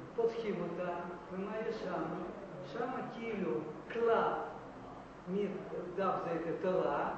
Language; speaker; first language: Hebrew; non-native, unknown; Russian